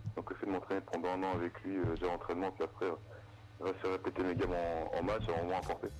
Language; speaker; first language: French; native; French